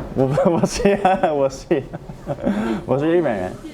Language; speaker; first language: Chinese; non-native, fluent; Japanese